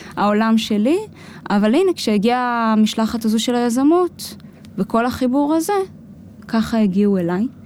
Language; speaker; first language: Hebrew; native; Hebrew